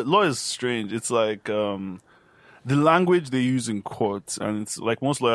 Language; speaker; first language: English; non-native, local second language; Yoruba